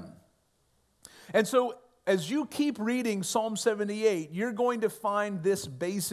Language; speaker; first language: English; native; English